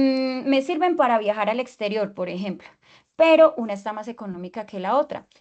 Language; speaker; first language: Spanish; native; Spanish